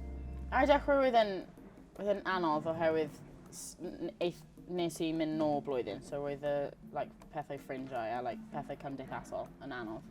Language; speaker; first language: Welsh; native; Welsh